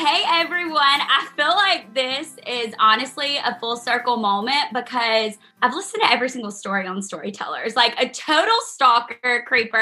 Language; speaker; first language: English; native; English